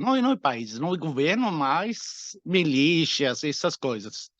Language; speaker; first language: Portuguese; non-native, fluent; Arabic